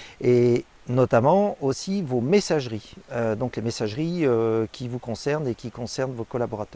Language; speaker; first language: French; native; French